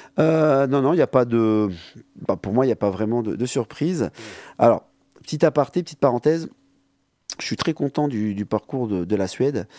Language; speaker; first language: French; native; French